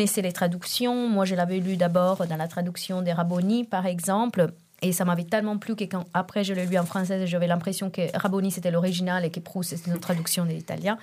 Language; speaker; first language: French; non-native, fluent; Italian